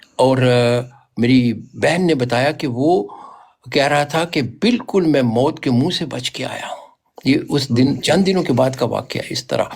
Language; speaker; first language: Urdu; non-native, local second language; Punjabi